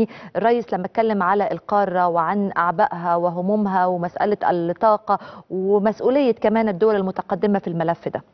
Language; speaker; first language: Arabic; native; Arabic